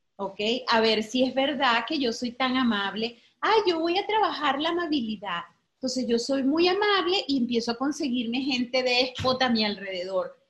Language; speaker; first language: Spanish; native; Spanish